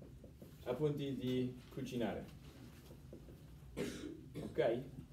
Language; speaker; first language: Italian; non-native, fluent; English